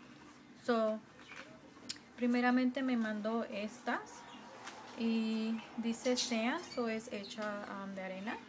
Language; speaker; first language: Spanish; early bilingual, heritage; Spanish